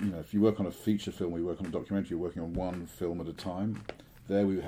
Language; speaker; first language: English; native; English